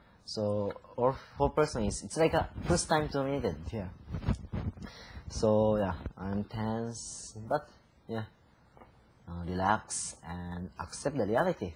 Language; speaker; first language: English; non-native, learner; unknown